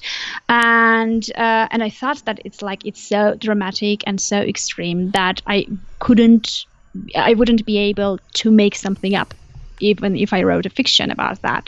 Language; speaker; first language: English; non-native, fluent; Armenian